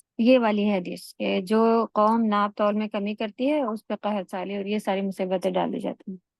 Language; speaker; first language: Urdu; native; Urdu